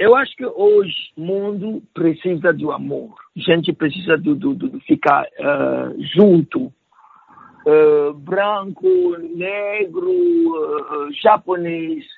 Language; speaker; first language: Portuguese; non-native, learner; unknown